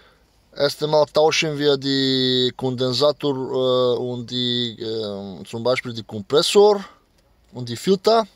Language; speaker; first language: German; non-native, fluent; Bulgarian